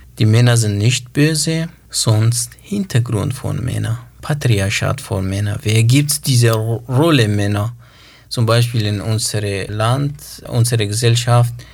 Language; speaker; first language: German; non-native, learner; Kurdish